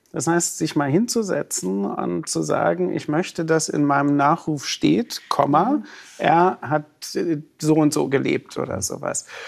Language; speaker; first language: German; native; German